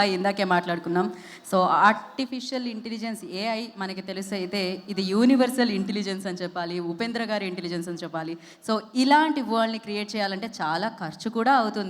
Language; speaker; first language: Telugu; native; Telugu